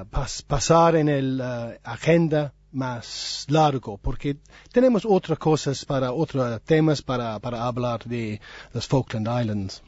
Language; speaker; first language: Spanish; non-native, learner; English